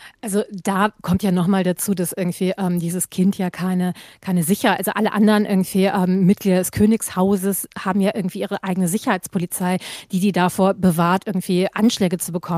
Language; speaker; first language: German; native; German